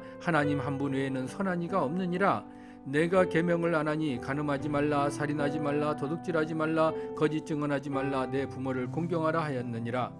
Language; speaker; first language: Korean; native; Korean